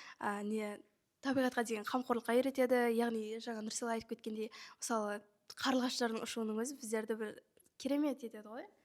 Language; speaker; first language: Kazakh; native; Kazakh